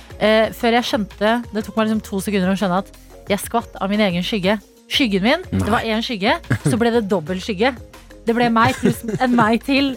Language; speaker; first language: Norwegian; native; Norwegian